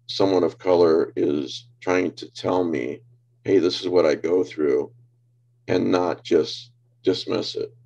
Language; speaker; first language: English; native; English